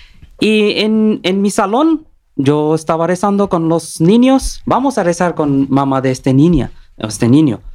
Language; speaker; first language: Spanish; non-native, learner; Bangla